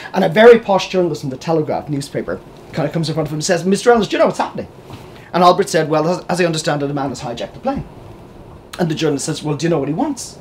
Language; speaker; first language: English; native; English